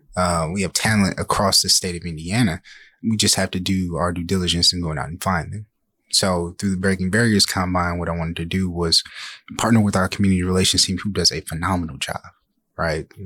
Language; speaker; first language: English; native; English